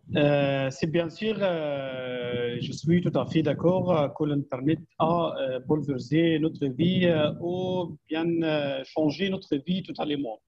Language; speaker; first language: French; non-native, fluent; Arabic